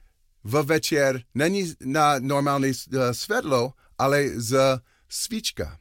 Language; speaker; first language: Czech; non-native, learner; English